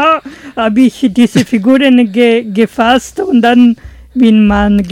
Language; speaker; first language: German; non-native, learner; Italian